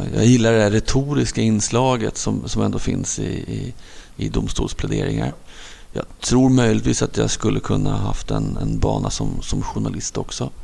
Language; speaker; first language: Swedish; native; Swedish